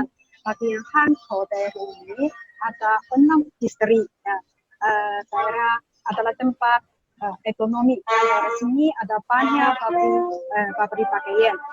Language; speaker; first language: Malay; non-native, learner; Chinese